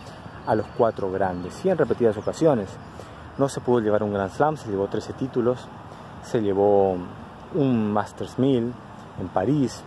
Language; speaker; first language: Spanish; native; Spanish